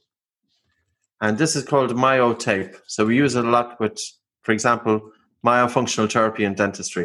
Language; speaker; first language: English; native; English